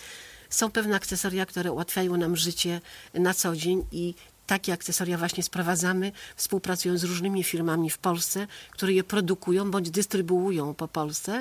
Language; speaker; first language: Polish; native; Polish